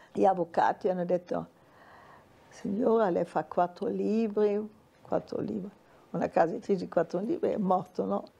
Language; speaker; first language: Italian; non-native, fluent; German